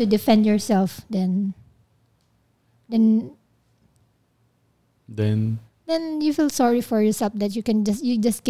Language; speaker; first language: English; non-native, local second language; Filipino